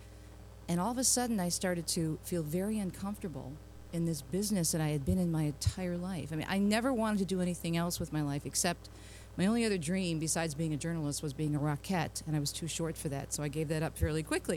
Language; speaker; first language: English; native; English